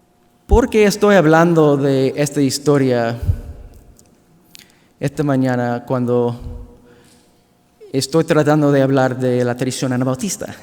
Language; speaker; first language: Spanish; non-native, fluent; English